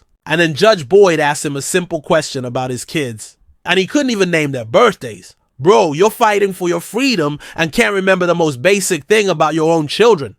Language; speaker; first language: English; native; English